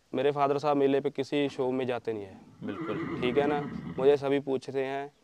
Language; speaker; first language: Hindi; native; Hindi